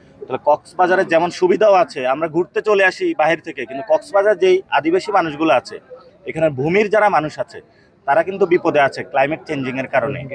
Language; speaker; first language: Bangla; native; Bangla